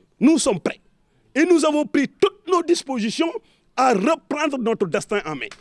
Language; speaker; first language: French; non-native, local second language; Serer